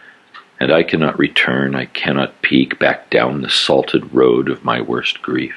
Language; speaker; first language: English; native; English